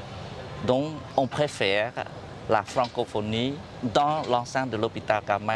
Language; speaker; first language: French; non-native, fluent; Khmer